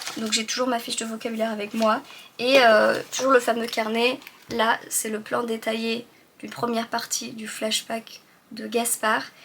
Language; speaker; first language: French; early bilingual, other home language; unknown